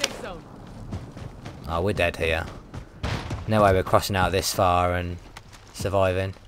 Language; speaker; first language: English; native; English